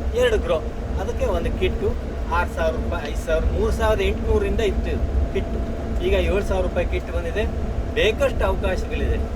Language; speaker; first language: Kannada; native; Kannada